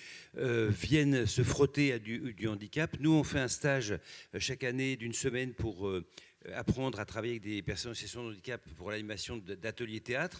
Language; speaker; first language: French; native; French